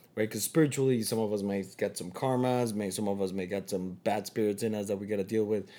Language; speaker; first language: English; non-native, fluent; Spanish